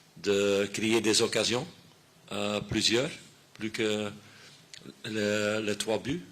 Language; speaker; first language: French; non-native, fluent; Dutch